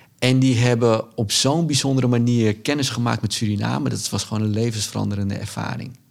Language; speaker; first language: Dutch; early bilingual, other home language; Sranan Tongo